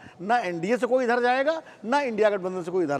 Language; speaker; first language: Hindi; native; Hindi